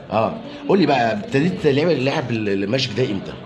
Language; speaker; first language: Arabic; native; Arabic